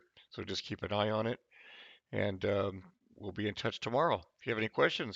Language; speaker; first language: English; native; English